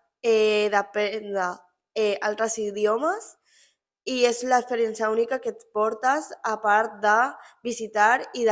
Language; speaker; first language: Catalan; non-native, local second language; Spanish